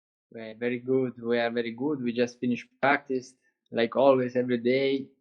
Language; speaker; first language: English; non-native, learner; Romanian